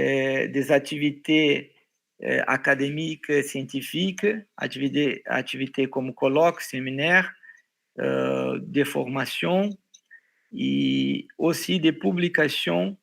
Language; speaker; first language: French; non-native, fluent; Portuguese